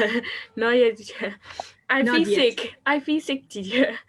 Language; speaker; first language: English; non-native, learner; Burmese